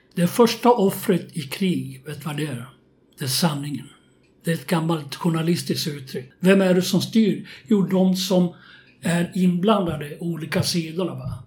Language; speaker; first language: Swedish; native; Swedish